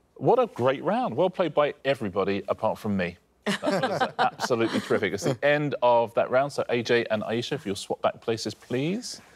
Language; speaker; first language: English; native; English